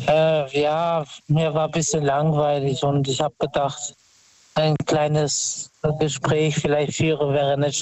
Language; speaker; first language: German; non-native, fluent; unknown